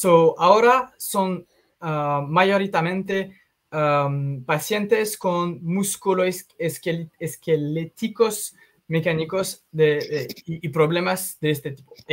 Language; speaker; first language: Spanish; non-native, fluent; French